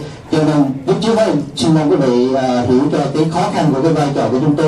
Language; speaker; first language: Vietnamese; native; Vietnamese